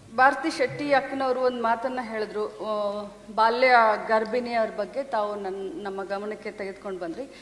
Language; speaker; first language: Kannada; native; Kannada